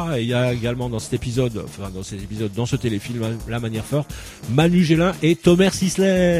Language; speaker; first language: French; native; French